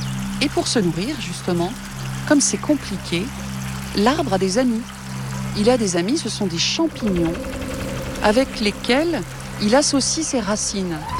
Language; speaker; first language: French; native; French